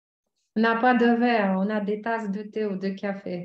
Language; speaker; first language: French; non-native, fluent; Russian